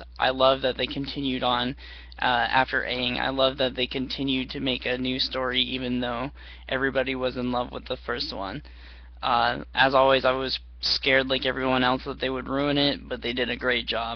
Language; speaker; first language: English; native; English